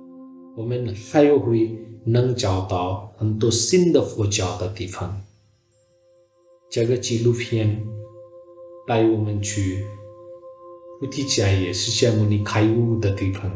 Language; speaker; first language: Chinese; non-native, learner; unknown